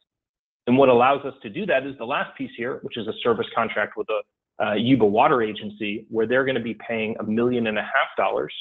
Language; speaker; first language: English; native; English